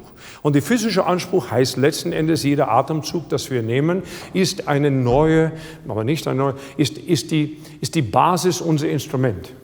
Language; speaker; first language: German; non-native, fluent; English